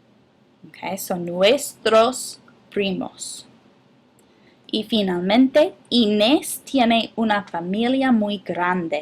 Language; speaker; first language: Spanish; non-native, fluent; English